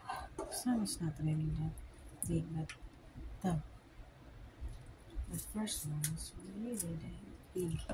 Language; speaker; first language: English; non-native, local second language; Filipino